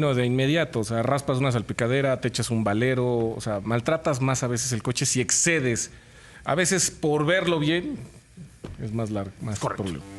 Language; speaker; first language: Spanish; native; Spanish